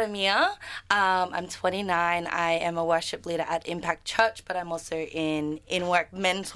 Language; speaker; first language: English; native; English